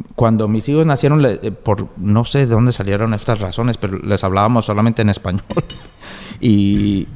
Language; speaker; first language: Spanish; early bilingual, heritage; Spanish